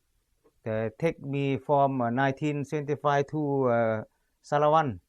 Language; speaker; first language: English; non-native, learner; Lao